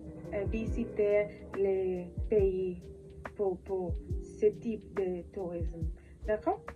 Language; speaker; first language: French; non-native, learner; Spanish